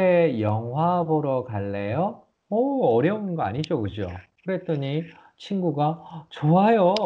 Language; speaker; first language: Korean; native; Korean